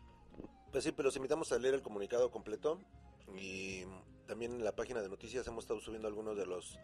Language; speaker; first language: Spanish; native; Spanish